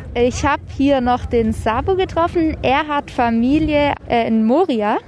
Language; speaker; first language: German; native; German